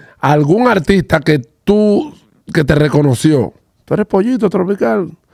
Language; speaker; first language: Spanish; native; Spanish